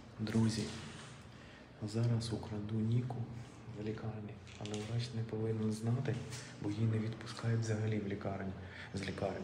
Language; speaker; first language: Ukrainian; non-native, local second language; Russian